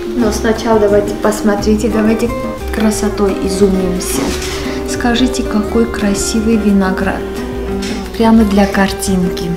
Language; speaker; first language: Russian; non-native, local second language; Armenian